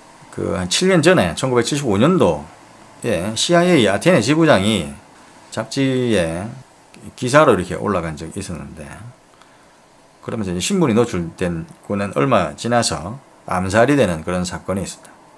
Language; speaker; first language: Korean; native; Korean